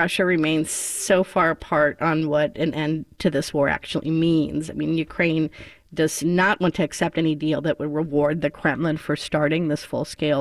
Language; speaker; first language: English; early bilingual, other home language; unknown